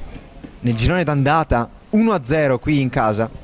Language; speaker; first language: Italian; native; Italian